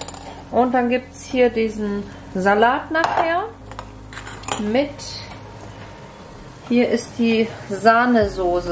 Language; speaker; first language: German; native; German